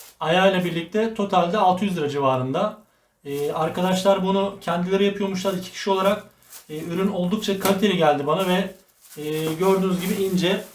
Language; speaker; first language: Turkish; native; Turkish